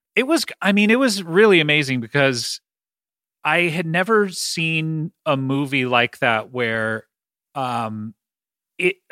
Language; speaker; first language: English; native; English